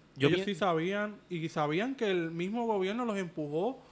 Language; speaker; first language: Spanish; native; Spanish